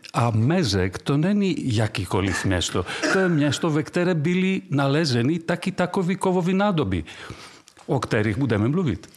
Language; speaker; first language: Czech; non-native, fluent; Greek